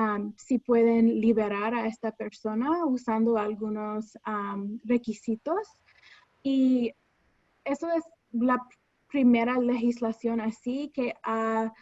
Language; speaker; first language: Spanish; non-native, fluent; English